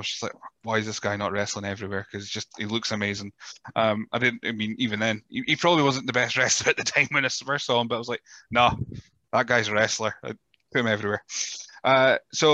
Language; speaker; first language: English; native; English